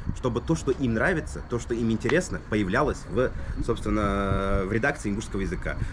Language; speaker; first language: Russian; non-native, local second language; Ingush